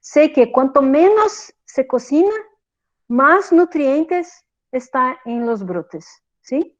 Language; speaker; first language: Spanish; non-native, learner; Portuguese